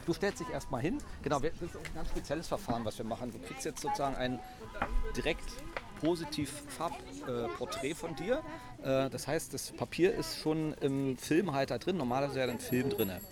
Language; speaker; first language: German; native; German